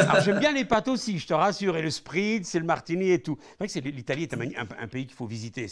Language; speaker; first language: French; native; French